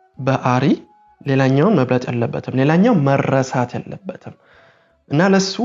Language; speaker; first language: Amharic; early bilingual, heritage; Amharic